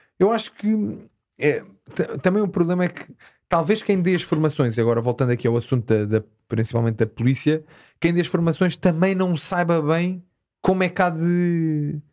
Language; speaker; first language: Portuguese; native; Portuguese